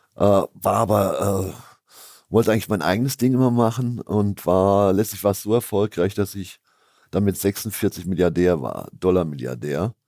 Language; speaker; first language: German; native; German